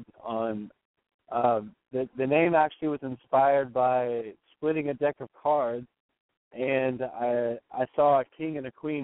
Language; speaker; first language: English; native; English